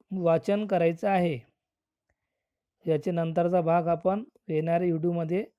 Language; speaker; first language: Marathi; non-native, local second language; Urdu